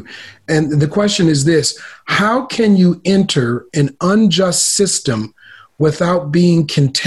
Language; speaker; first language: English; native; English